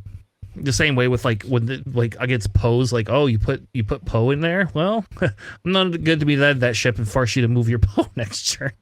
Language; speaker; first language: English; native; English